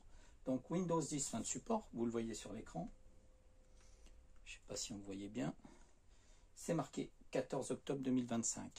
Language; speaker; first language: French; native; French